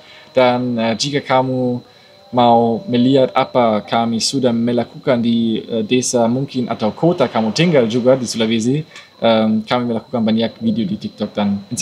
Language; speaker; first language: Indonesian; non-native, learner; German